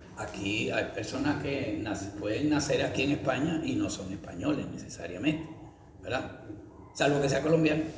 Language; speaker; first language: Spanish; native; Spanish